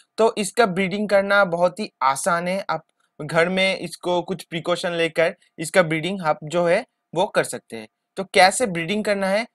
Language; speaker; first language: Hindi; non-native, local second language; Bangla